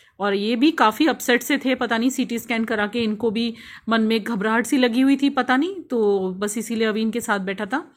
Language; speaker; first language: Hindi; native; Hindi